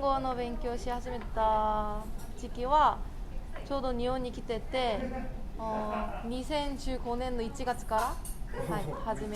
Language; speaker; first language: Japanese; non-native, fluent; Korean